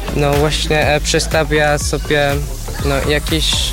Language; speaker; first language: Polish; non-native, learner; Spanish